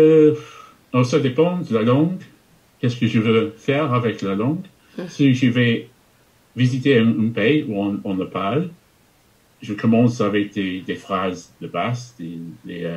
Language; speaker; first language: French; non-native, fluent; English